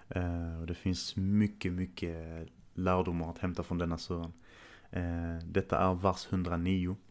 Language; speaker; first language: Swedish; native; Swedish